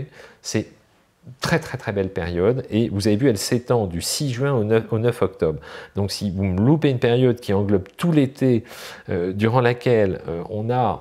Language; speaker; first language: French; native; French